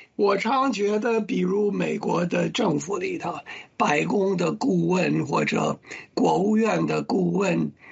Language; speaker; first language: Chinese; non-native, fluent; English